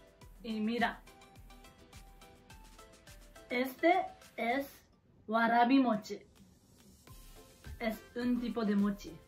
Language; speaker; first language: Spanish; non-native, learner; Japanese